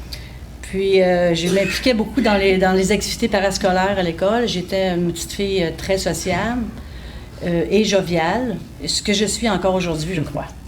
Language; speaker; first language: French; native; French